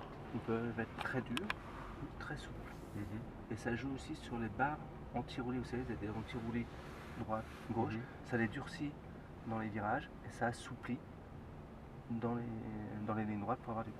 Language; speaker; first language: French; native; French